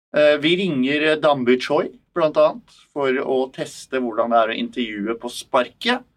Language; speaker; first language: Norwegian; native; Norwegian